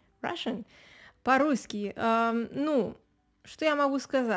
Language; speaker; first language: Russian; non-native, fluent; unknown